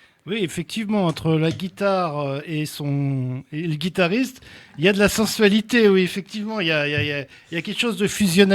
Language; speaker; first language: French; native; French